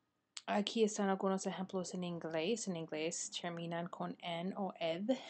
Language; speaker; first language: Spanish; non-native, fluent; English